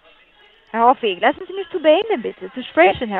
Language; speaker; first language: German; non-native, learner; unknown